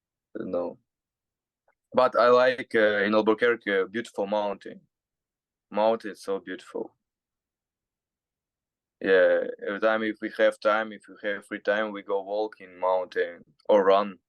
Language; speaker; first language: English; non-native, learner; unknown